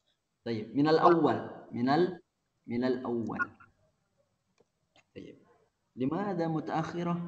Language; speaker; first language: Arabic; non-native, fluent; Indonesian